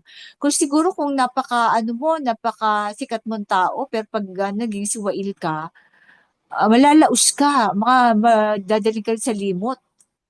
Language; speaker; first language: Filipino; native; Filipino